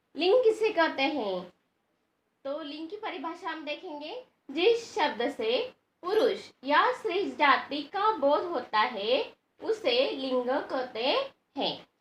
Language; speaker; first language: Hindi; non-native, local second language; Marathi